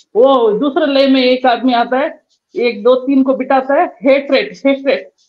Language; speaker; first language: Hindi; non-native, local second language; Kannada